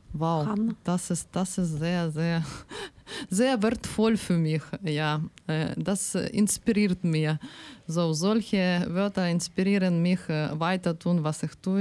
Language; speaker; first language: German; non-native, learner; Ukrainian